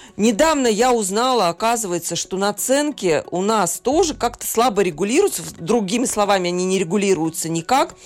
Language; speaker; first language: Russian; native; Russian